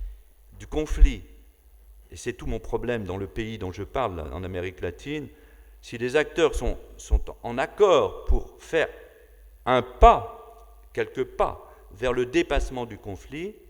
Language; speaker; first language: French; native; French